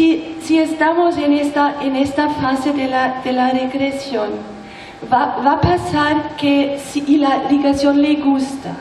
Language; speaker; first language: Spanish; non-native, learner; German